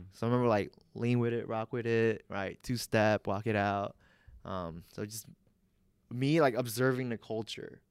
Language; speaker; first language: English; early bilingual, other home language; Vietnamese